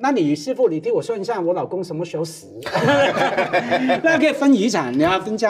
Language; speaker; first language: Chinese; native; Chinese